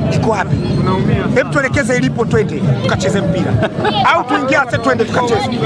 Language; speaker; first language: Swahili; native; Swahili